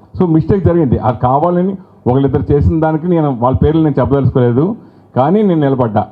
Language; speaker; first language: Telugu; native; Telugu